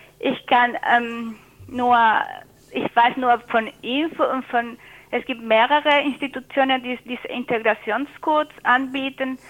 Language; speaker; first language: German; non-native, fluent; Spanish